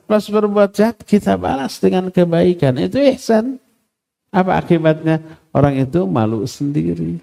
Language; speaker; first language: Indonesian; non-native, local second language; Sundanese